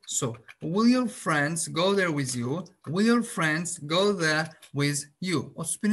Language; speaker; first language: English; non-native, fluent; Azerbaijani